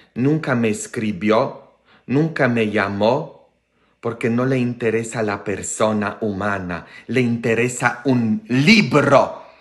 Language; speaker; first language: Spanish; non-native, fluent; Polish